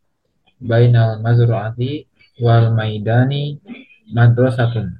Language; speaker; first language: Arabic; non-native, learner; Indonesian